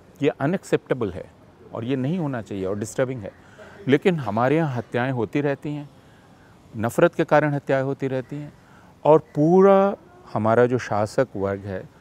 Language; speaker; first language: Hindi; native; Hindi